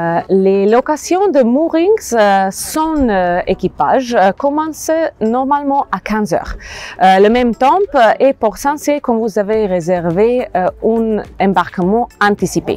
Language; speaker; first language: French; non-native, learner; Croatian